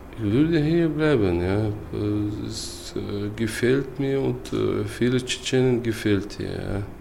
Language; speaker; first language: German; non-native, learner; Chechen